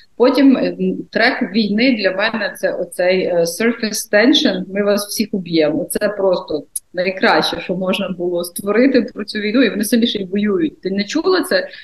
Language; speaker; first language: Ukrainian; native; Ukrainian